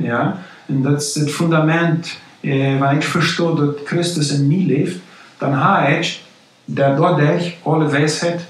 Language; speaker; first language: German; non-native, local second language; Plautdietsch